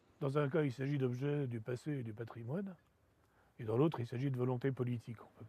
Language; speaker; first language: French; native; French